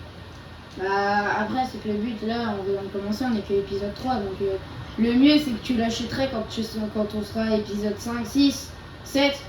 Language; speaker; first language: French; native; French